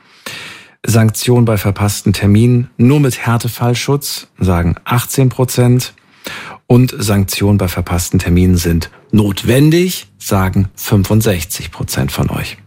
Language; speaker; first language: German; native; German